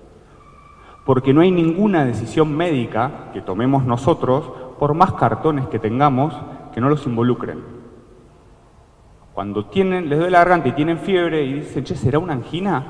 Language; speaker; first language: Spanish; native; Spanish